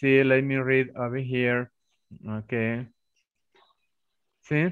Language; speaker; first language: English; non-native, fluent; Spanish